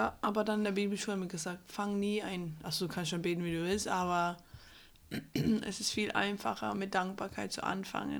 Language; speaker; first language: German; non-native, fluent; English